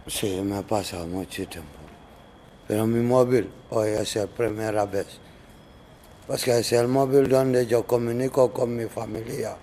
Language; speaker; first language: Spanish; non-native, learner; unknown